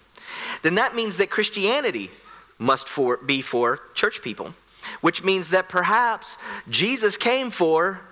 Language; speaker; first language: English; native; English